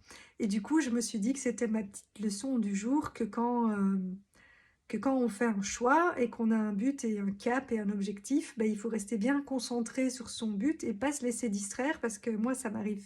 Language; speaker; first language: French; native; French